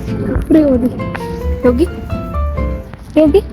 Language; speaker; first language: Korean; non-native, learner; Filipino